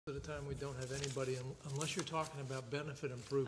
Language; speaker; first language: English; native; English